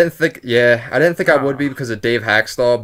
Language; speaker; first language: English; native; English